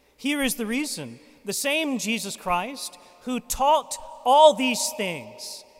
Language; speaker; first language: English; native; English